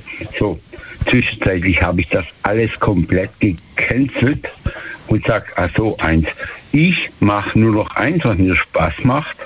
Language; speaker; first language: German; native; German